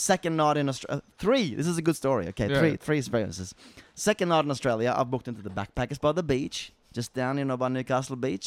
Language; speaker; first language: English; non-native, fluent; Norwegian